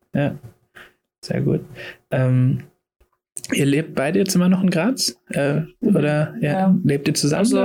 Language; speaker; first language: German; native; German